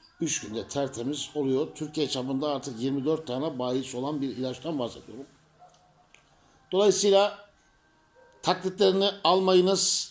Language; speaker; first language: Turkish; native; Turkish